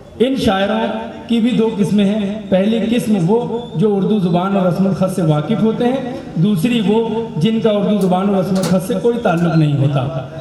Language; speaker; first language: Urdu; native; Urdu